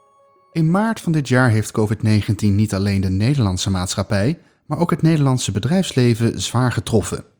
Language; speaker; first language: Dutch; native; Dutch